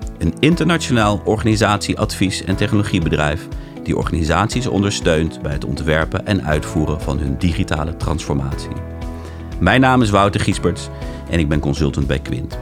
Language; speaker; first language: Dutch; native; Dutch